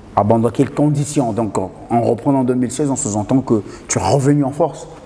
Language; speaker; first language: French; non-native, local second language; Lingala